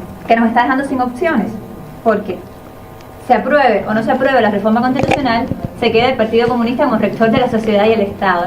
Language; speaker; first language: Spanish; native; Spanish